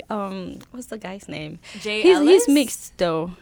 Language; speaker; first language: English; non-native, local second language; Yoruba